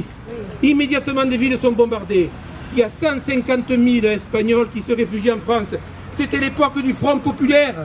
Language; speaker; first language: French; native; French